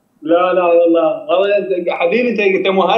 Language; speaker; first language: Arabic; native; Arabic